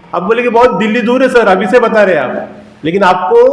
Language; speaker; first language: Hindi; non-native, local second language; Marathi